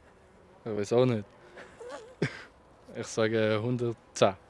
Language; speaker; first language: German; non-native, local second language; French